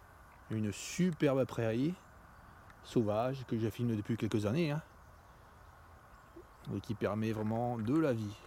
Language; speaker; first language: French; native; French